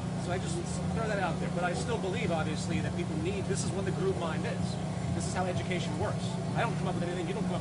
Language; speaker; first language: English; native; English